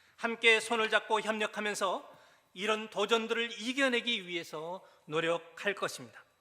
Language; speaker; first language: Korean; native; Korean